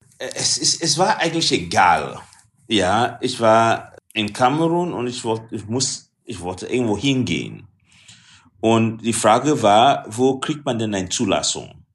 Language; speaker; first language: German; non-native, fluent; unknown